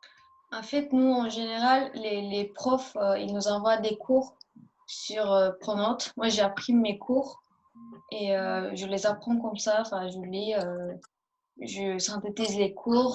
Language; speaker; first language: French; early bilingual, other home language; Turkish